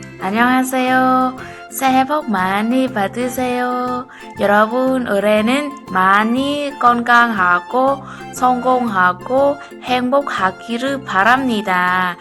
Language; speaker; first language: Korean; non-native, learner; Vietnamese